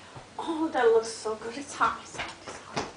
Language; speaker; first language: English; native; English